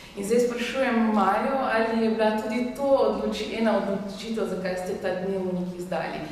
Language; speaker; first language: Slovenian; native; Slovenian